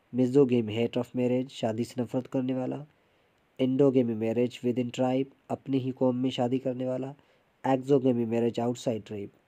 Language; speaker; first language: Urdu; non-native, local second language; Sindhi